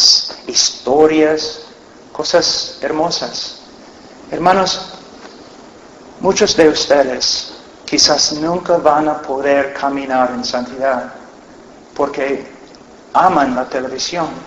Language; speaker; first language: Spanish; non-native, fluent; English